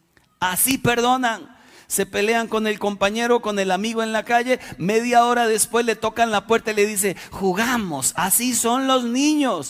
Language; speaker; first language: Spanish; native; Spanish